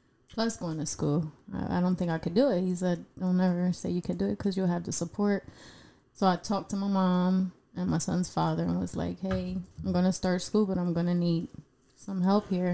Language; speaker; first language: English; non-native, fluent; Spanish